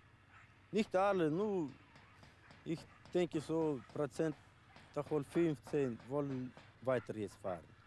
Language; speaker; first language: German; early bilingual, heritage; German